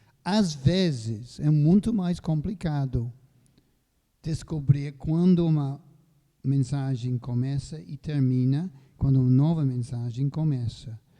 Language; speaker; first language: Portuguese; non-native, fluent; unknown